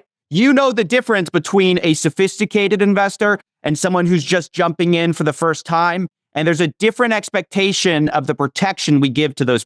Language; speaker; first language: English; native; English